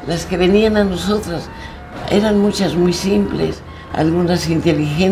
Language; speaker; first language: Spanish; native; Spanish